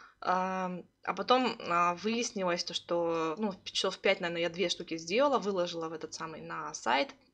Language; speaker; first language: Russian; early bilingual, heritage; Russian